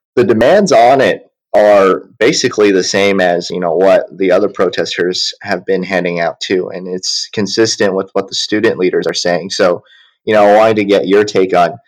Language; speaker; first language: English; early bilingual, other home language; Chinese